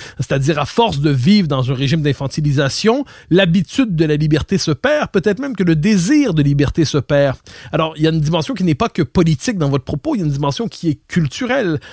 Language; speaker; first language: French; native; French